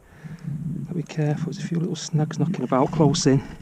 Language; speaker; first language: English; native; English